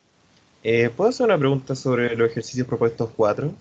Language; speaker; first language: Spanish; native; Spanish